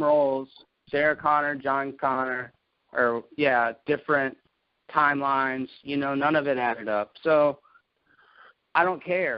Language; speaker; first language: English; native; English